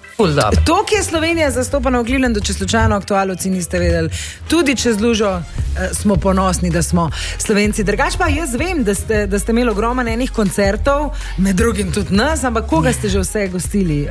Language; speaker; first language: Slovenian; native; Slovenian